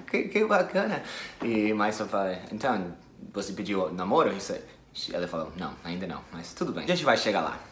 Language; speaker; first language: Portuguese; non-native, fluent; English